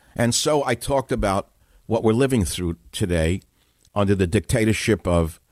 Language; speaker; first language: English; native; English